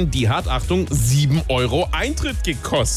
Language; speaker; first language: German; native; German